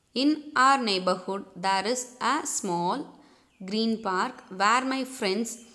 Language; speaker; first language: English; non-native, local second language; Tamil